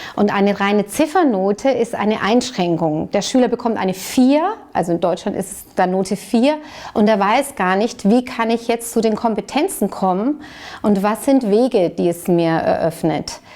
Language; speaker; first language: German; native; German